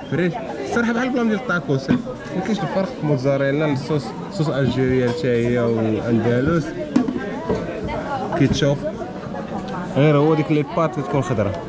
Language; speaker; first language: Arabic; native; Arabic